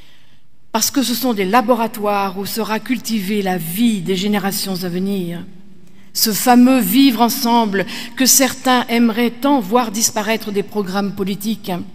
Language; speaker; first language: French; native; French